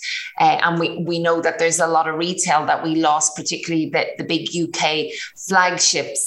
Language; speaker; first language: English; native; English